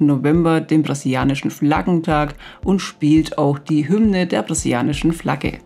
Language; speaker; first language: German; native; German